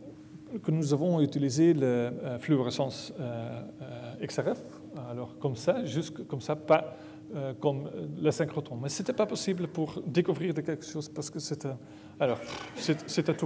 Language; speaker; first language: French; non-native, learner; Dutch